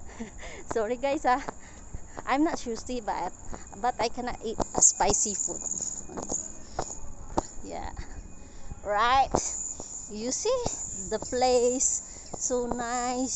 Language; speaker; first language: English; non-native, learner; Filipino